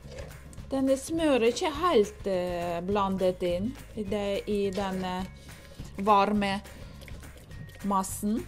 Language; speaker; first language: Norwegian; non-native, learner; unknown